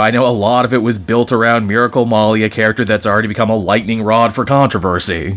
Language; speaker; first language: English; native; English